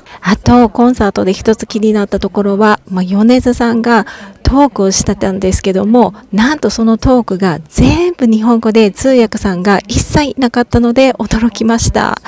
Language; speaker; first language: Japanese; native; Japanese